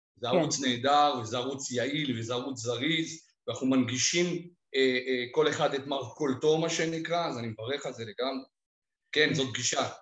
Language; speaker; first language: Hebrew; early bilingual, other home language; Russian